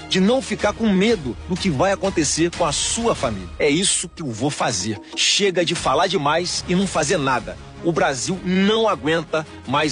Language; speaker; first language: Portuguese; native; Portuguese